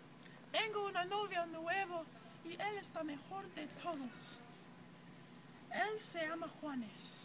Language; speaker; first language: Spanish; non-native, learner; English